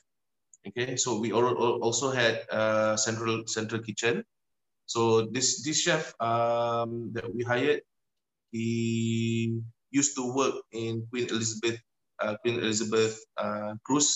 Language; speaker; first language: English; non-native, local second language; Malay